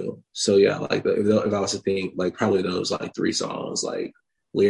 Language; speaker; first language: English; native; English